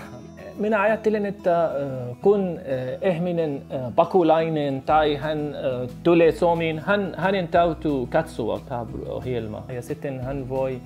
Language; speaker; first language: Finnish; non-native, learner; Arabic